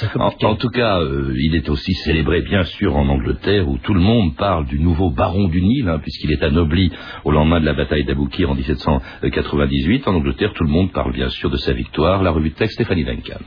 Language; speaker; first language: French; native; French